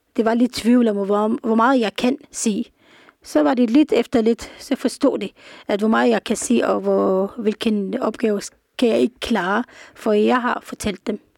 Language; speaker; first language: Danish; non-native, fluent; Arabic